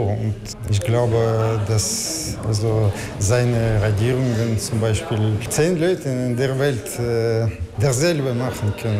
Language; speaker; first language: German; non-native, learner; Russian